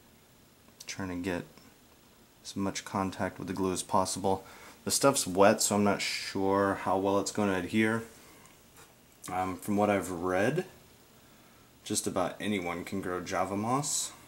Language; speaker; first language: English; native; English